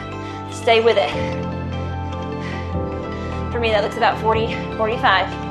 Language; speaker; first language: English; native; English